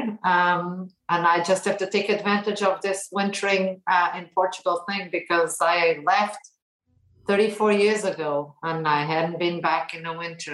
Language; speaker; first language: English; non-native, fluent; Portuguese